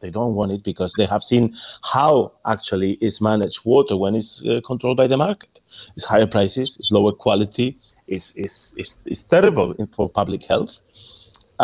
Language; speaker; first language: English; non-native, fluent; Spanish